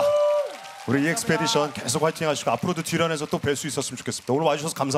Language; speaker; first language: Korean; native; Korean